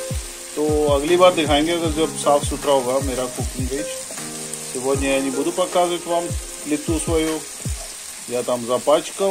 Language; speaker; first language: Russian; non-native, fluent; Hindi